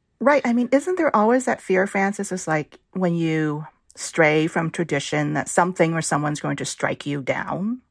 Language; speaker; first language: English; early bilingual, other home language; Vietnamese